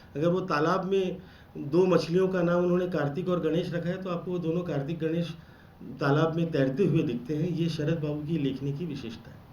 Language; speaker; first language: Hindi; non-native, local second language; Bangla